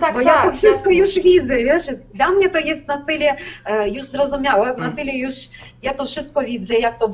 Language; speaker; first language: Polish; non-native, learner; Ukrainian